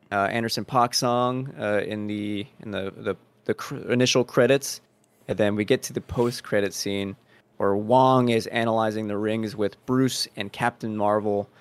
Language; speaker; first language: English; early bilingual, other home language; Spanish